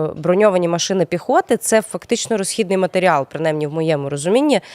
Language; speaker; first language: Ukrainian; native; Ukrainian